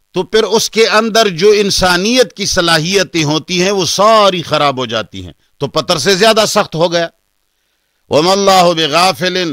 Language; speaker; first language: Urdu; non-native, local second language; Pashto